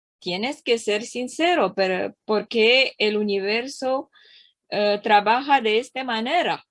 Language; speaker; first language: Spanish; non-native, learner; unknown